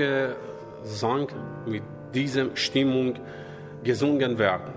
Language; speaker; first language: German; non-native, learner; Persian